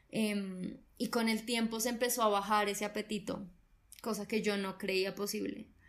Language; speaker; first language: Spanish; native; Spanish